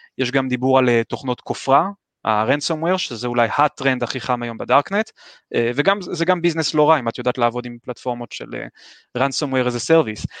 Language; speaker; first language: Hebrew; native; Hebrew